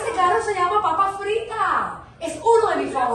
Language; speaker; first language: Spanish; native; Spanish